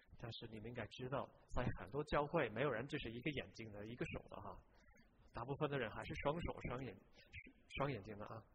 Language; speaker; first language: Chinese; non-native, fluent; English